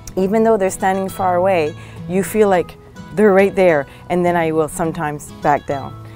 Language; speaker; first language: English; native; English